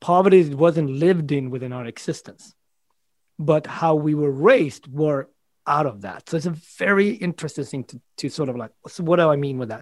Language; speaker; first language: English; non-native, fluent; Swedish